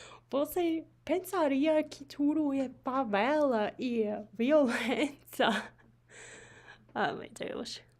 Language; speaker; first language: Portuguese; non-native, learner; English